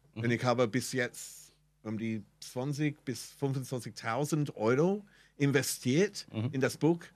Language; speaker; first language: German; non-native, fluent; English